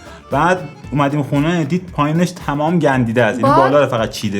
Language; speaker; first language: Persian; native; Persian